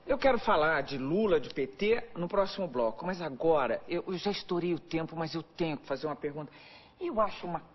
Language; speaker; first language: Portuguese; native; Portuguese